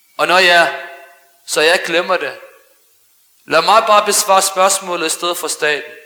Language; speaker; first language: Danish; early bilingual, other home language; Arabic